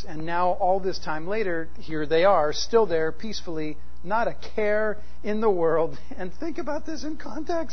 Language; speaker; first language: English; native; English